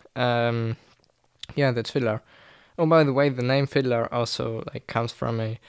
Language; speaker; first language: English; non-native, fluent; German